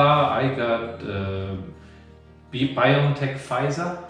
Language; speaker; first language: English; non-native, fluent; German